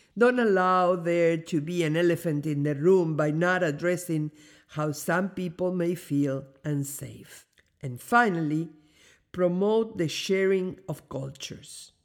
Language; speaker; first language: English; non-native, fluent; Spanish